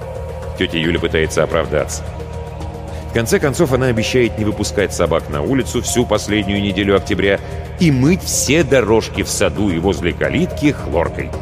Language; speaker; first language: Russian; native; Russian